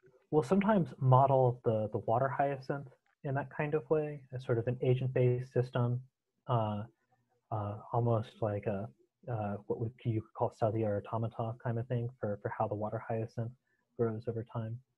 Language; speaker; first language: English; native; English